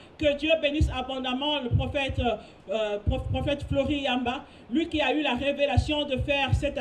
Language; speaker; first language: French; non-native, local second language; Lingala